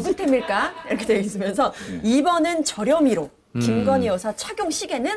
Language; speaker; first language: Korean; native; Korean